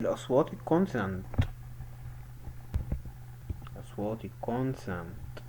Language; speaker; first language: Arabic; native; Arabic